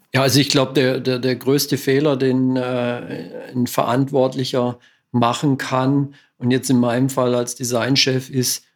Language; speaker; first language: German; native; German